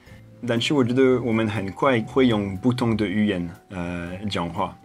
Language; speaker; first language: Chinese; non-native, fluent; French